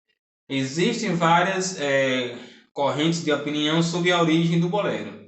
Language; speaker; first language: Portuguese; native; Portuguese